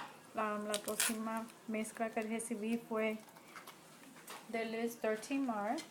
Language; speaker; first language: Spanish; early bilingual, heritage; Spanish